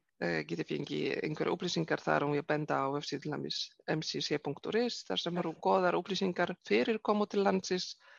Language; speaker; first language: Icelandic; non-native, fluent; Polish